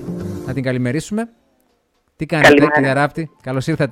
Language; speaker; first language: Greek; native; Greek